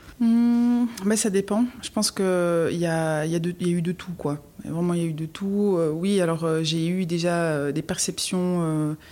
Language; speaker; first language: French; native; French